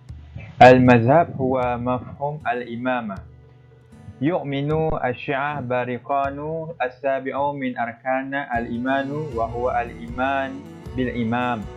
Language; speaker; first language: Arabic; non-native, learner; Malay